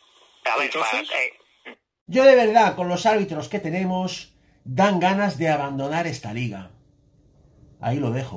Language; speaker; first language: Spanish; native; Spanish